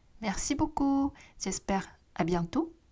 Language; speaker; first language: French; non-native, fluent; Korean